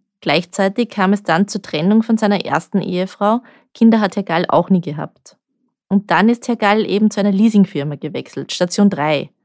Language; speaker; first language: German; native; German